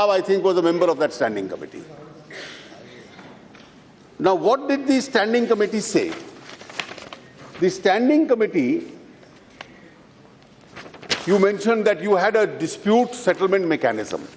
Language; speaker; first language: English; non-native, local second language; Hindi